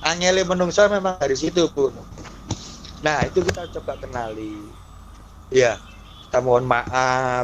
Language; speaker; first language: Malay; non-native, local second language; Javanese